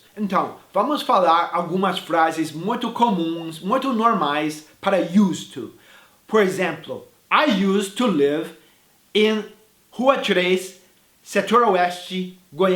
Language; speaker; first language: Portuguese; non-native, fluent; English